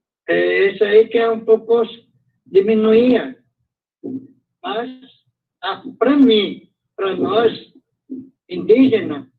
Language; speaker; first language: Portuguese; non-native, local second language; Guarani